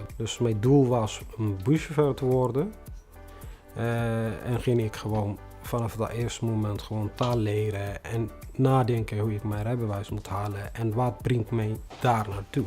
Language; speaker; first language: Dutch; non-native, fluent; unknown